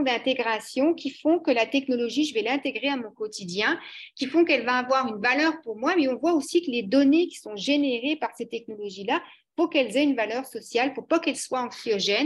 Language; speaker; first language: French; native; French